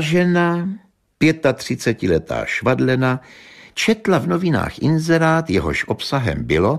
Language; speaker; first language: Czech; native; Czech